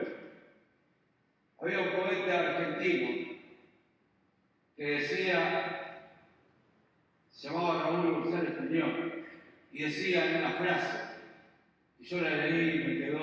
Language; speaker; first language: Spanish; native; Spanish